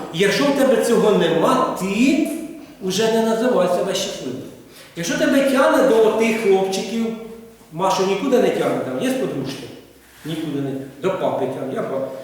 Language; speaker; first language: Ukrainian; non-native, local second language; Russian